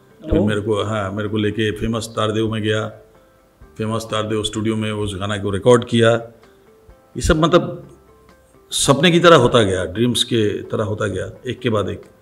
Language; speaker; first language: Hindi; non-native, local second language; Bangla